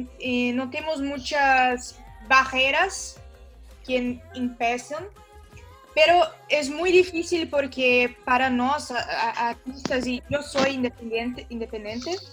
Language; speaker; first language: Spanish; non-native, learner; Portuguese